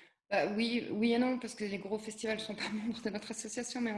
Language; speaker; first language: French; native; French